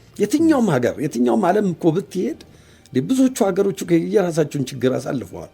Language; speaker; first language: Amharic; native; Amharic